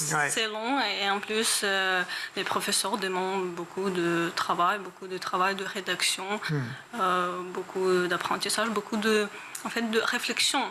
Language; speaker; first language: French; non-native, learner; Ukrainian